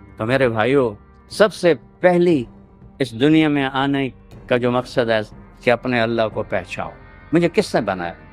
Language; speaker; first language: Urdu; non-native, local second language; Punjabi